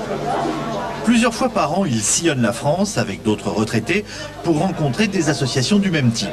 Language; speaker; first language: French; native; French